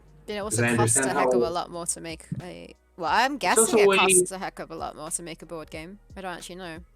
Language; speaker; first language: English; native; English